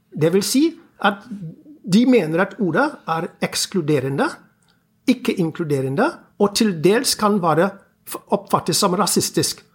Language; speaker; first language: Norwegian; non-native, fluent; English